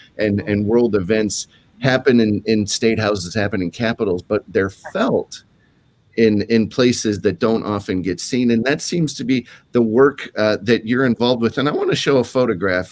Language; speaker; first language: English; native; English